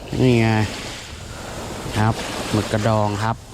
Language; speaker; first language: Thai; native; Thai